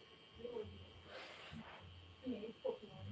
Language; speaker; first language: English; non-native, fluent; Ukrainian